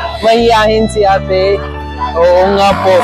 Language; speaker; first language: Filipino; non-native, learner; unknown